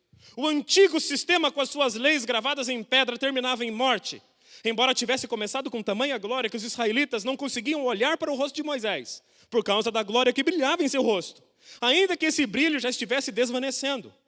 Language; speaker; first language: Portuguese; native; Portuguese